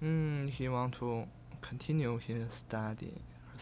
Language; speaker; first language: English; non-native, learner; Chinese